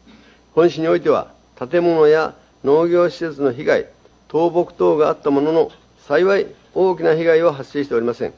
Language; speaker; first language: Japanese; native; Japanese